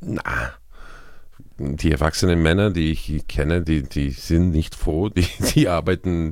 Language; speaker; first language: German; non-native, fluent; Croatian